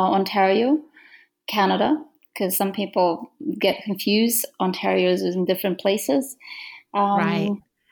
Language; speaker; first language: English; non-native, fluent; Romanian